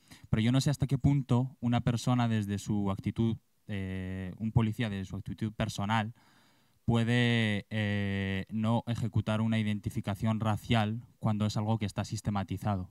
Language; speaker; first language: Spanish; native; Spanish